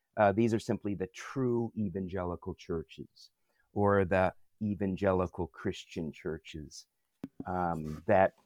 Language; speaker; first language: English; native; English